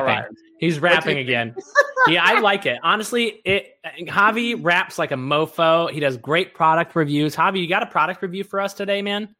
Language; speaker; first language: English; native; English